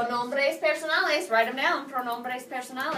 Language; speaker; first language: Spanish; non-native, fluent; English